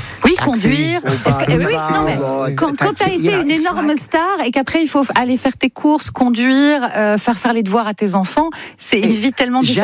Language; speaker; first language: French; native; French